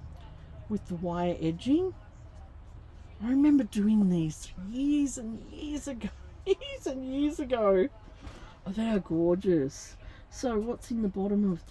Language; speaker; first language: English; native; English